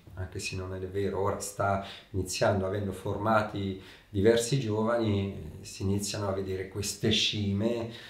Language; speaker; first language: Italian; early bilingual, heritage; Italian